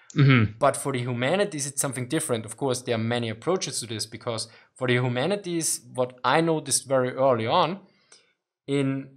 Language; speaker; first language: English; non-native, fluent; German